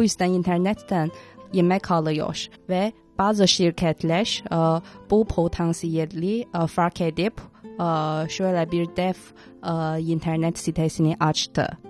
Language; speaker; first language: Turkish; non-native, fluent; Chinese